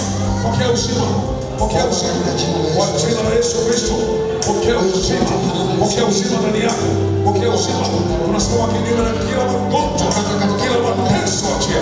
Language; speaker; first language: Swahili; native; Swahili